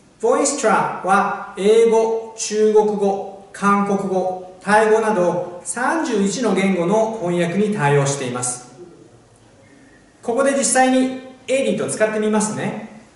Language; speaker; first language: Japanese; native; Japanese